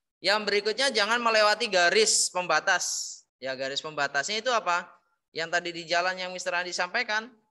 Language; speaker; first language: Indonesian; native; Indonesian